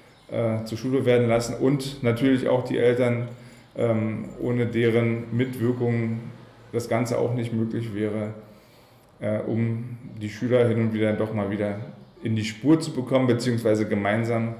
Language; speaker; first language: German; native; German